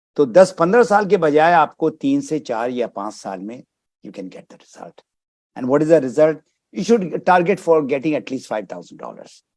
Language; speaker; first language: Urdu; native; Urdu